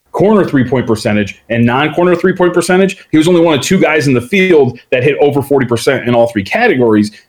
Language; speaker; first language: English; native; English